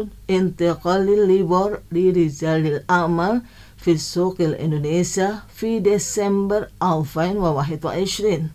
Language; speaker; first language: Arabic; non-native, fluent; Indonesian